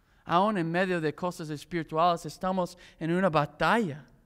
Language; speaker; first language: Spanish; non-native, fluent; English